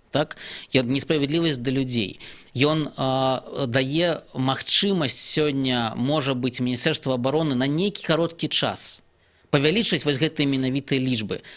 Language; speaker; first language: Belarusian; native; Belarusian